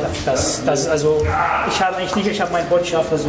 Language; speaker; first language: German; non-native, learner; Arabic